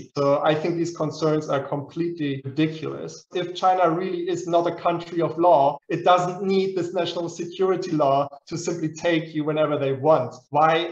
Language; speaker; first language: English; non-native, fluent; German